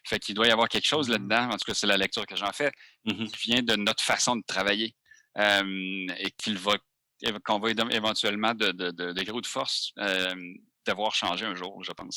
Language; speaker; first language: French; native; French